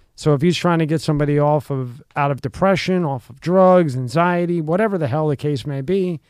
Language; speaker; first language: English; native; English